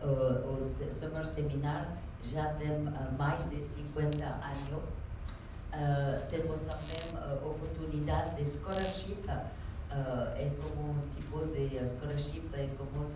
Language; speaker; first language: Portuguese; non-native, learner; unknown